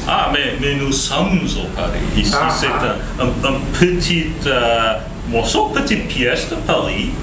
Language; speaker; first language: French; non-native, learner; English